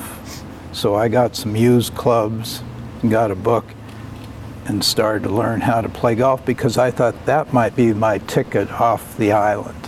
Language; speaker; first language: English; native; English